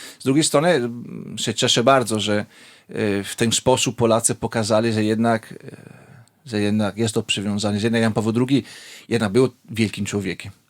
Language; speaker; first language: Polish; non-native, fluent; Italian